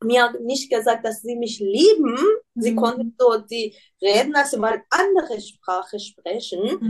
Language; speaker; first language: German; non-native, learner; Persian